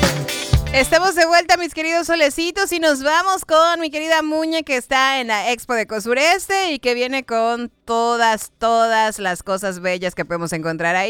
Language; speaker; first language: Spanish; native; Spanish